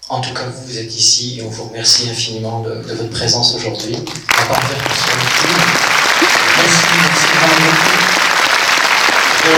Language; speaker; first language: French; native; French